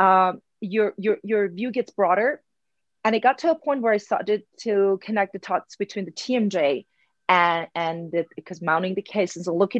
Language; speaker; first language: English; non-native, fluent; Persian